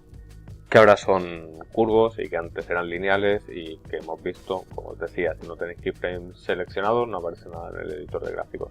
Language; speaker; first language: Spanish; native; Spanish